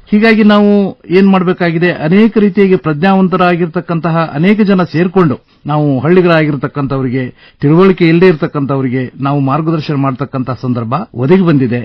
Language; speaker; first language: Kannada; native; Kannada